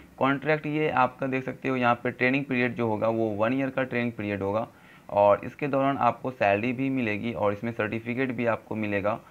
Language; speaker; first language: Hindi; native; Hindi